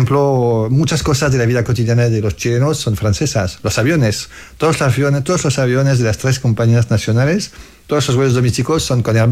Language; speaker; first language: Spanish; non-native, fluent; French